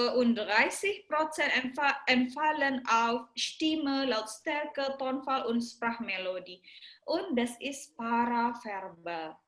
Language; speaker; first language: German; non-native, learner; Indonesian